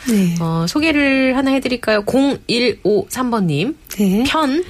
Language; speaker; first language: Korean; native; Korean